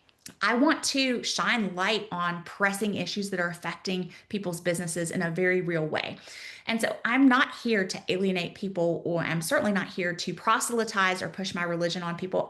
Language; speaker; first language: English; native; English